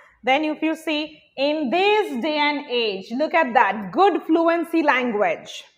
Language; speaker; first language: English; non-native, local second language; Bangla